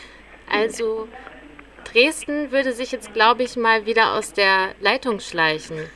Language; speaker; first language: German; native; German